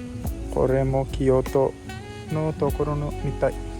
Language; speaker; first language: Japanese; non-native, learner; Sinhala